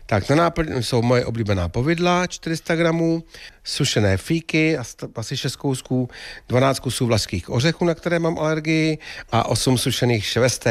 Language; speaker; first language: Czech; native; Czech